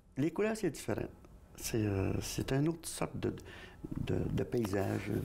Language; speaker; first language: French; native; French